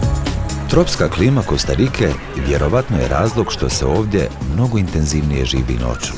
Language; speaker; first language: Croatian; native; Croatian